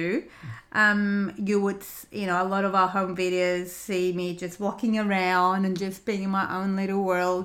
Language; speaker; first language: English; non-native, fluent; Greek